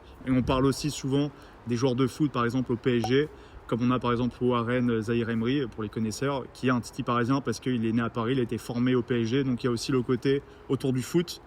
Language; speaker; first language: French; native; French